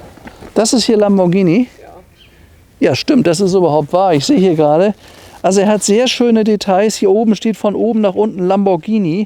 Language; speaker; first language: German; native; German